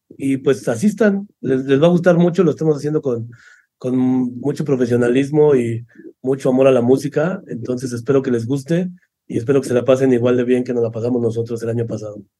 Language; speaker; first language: Spanish; native; Spanish